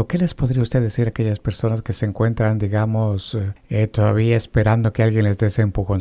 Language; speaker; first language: Spanish; native; Spanish